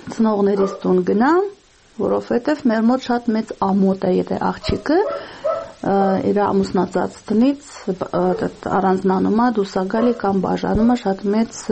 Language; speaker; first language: Armenian; non-native, fluent; Uzbek